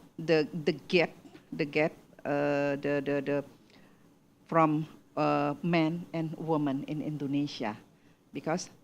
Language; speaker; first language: English; non-native, learner; Indonesian